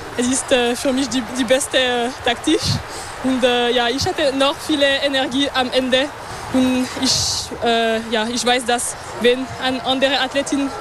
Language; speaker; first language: German; non-native, local second language; French